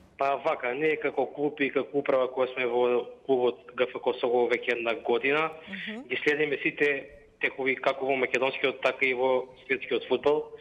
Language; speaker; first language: Macedonian; native; Macedonian